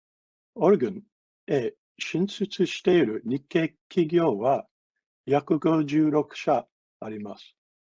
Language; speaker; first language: Japanese; non-native, fluent; English